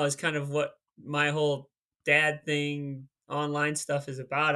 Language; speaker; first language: English; native; English